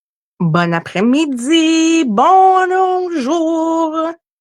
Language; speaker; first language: French; native; French